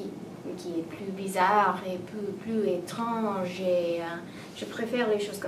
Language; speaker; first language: French; non-native, learner; English